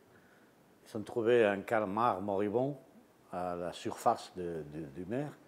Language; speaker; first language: French; non-native, fluent; Spanish